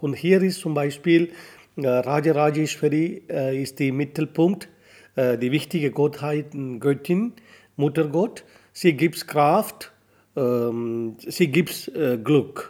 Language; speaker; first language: German; non-native, learner; Tamil